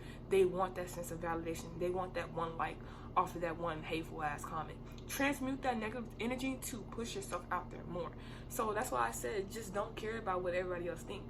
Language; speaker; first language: English; native; English